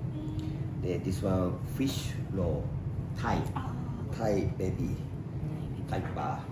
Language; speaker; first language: English; non-native, learner; Japanese